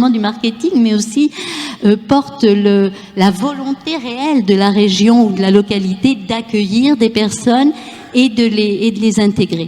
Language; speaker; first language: French; native; French